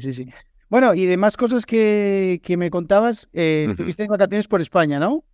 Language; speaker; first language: Spanish; native; Spanish